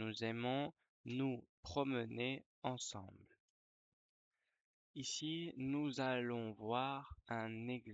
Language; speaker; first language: French; non-native, fluent; Spanish